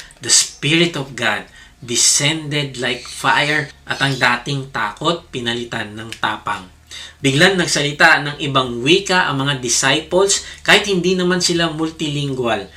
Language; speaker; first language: Filipino; native; Filipino